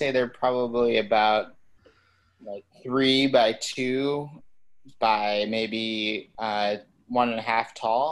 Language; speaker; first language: English; native; English